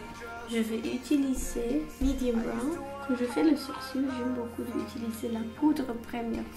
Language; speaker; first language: French; non-native, learner; Romanian